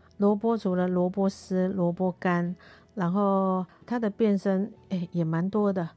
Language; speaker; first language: Chinese; non-native, local second language; Hakka Chinese